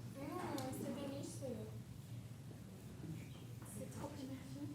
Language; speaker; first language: French; non-native, learner; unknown